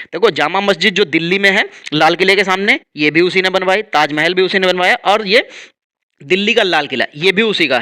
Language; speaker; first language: Hindi; native; Hindi